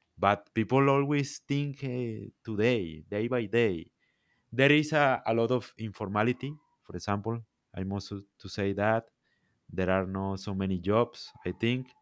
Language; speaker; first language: English; non-native, learner; Spanish